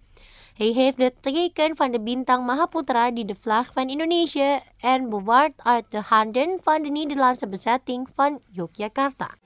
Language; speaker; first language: Dutch; non-native, fluent; Indonesian